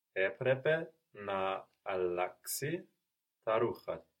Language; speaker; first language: Greek; non-native, learner; English